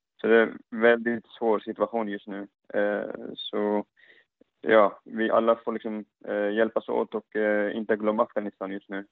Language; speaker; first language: Swedish; non-native, fluent; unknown